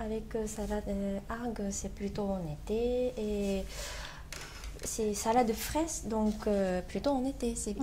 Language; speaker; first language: French; non-native, learner; Japanese